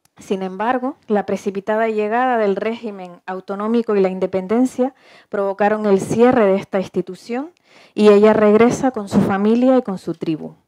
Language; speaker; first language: Spanish; native; Spanish